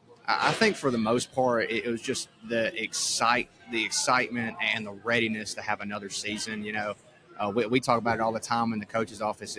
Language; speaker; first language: English; native; English